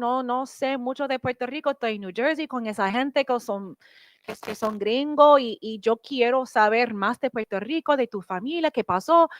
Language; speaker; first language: Spanish; early bilingual, heritage; English